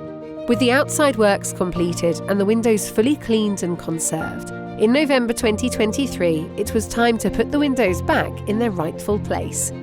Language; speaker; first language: English; native; English